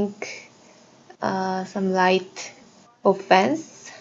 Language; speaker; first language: English; non-native, learner; Korean